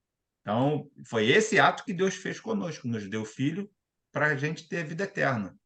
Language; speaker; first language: Portuguese; native; Portuguese